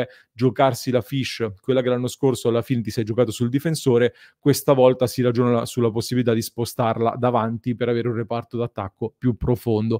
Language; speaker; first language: Italian; native; Italian